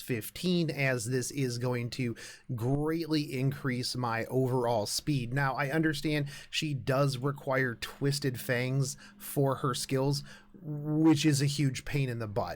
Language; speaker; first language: English; native; English